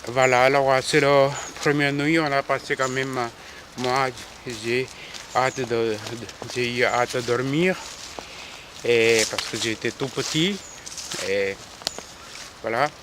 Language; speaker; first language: French; non-native, fluent; Korean